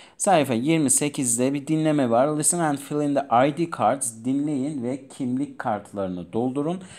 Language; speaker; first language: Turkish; non-native, fluent; Persian